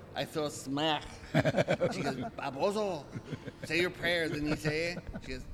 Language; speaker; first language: English; native; English